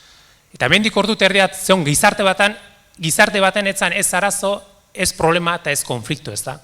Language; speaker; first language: Basque; native; Basque